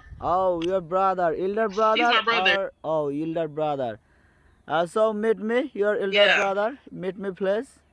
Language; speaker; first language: English; non-native, learner; Bangla